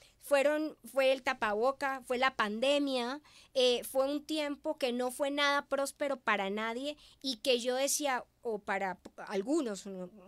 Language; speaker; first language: Spanish; native; Spanish